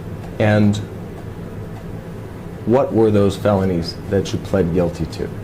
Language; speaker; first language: English; native; English